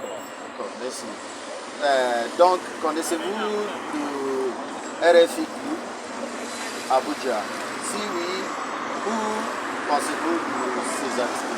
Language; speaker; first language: French; non-native, learner; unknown